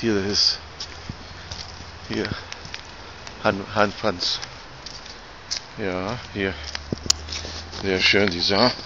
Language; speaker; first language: German; non-native, fluent; Arabic